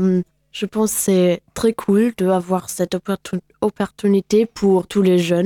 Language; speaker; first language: French; non-native, learner; German